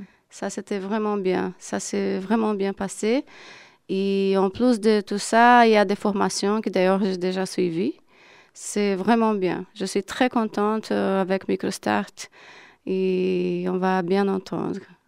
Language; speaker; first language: French; non-native, fluent; Portuguese